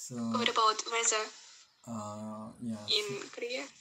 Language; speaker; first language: English; non-native, learner; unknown